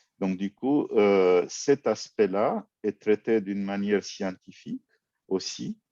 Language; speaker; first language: French; non-native, fluent; Romanian